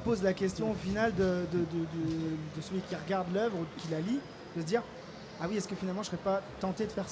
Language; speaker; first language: French; native; French